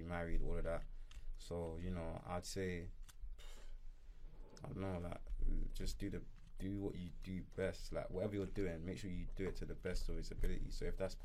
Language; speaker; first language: English; native; English